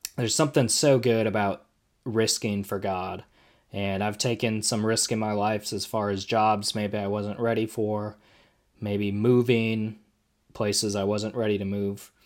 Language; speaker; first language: English; native; English